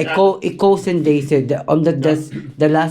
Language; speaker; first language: Dutch; non-native, learner; Filipino